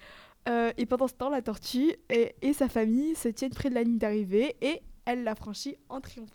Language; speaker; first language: French; native; French